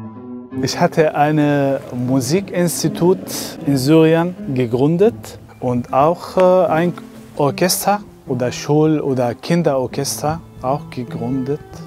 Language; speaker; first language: German; non-native, learner; Arabic